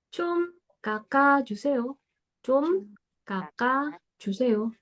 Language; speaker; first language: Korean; non-native, fluent; Indonesian